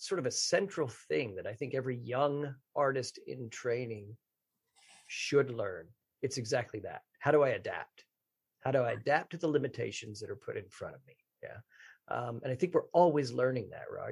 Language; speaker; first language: English; native; English